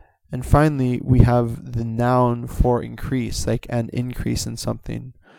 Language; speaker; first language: English; native; English